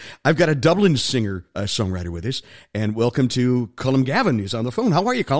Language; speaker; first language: English; native; English